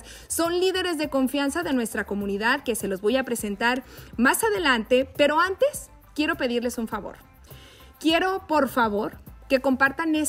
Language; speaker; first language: Spanish; native; Spanish